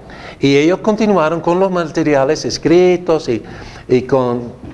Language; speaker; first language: Spanish; non-native, fluent; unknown